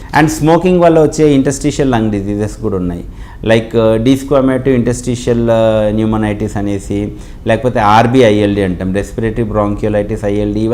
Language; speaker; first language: Telugu; native; Telugu